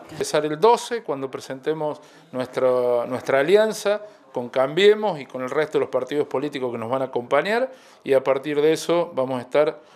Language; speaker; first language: Spanish; native; Spanish